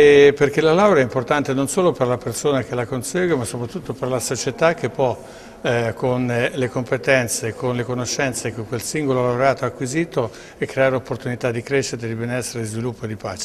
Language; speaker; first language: Italian; native; Italian